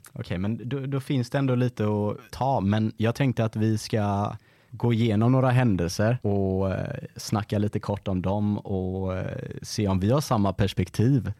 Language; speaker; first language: Swedish; native; Swedish